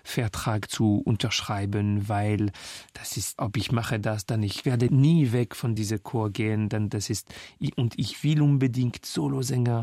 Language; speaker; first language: German; non-native, fluent; French